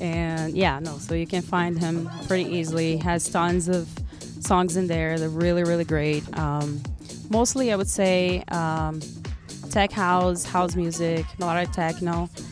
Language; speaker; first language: English; non-native, fluent; Portuguese